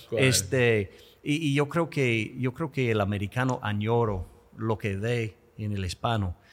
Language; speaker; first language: Spanish; non-native, fluent; English